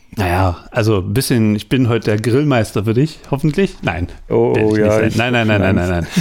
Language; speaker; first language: German; native; German